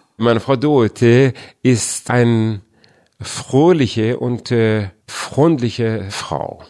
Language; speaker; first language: German; non-native, fluent; Persian